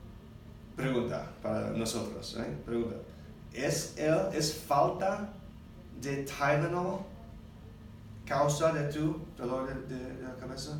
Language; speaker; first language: Spanish; non-native, learner; English